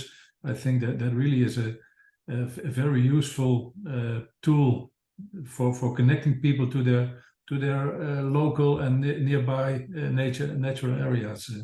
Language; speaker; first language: English; non-native, fluent; Dutch